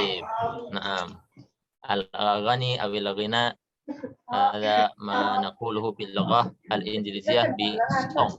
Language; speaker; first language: Arabic; non-native, fluent; Indonesian